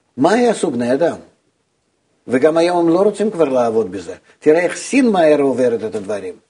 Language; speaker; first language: Hebrew; non-native, fluent; Russian